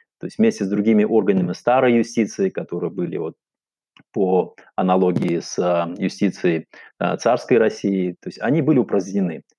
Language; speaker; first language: Russian; non-native, local second language; Uzbek